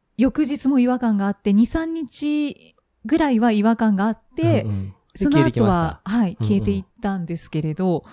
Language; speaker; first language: Japanese; native; Japanese